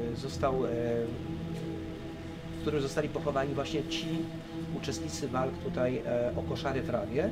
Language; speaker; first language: Polish; native; Polish